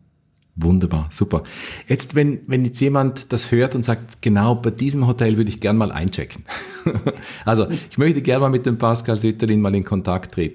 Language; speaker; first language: German; native; German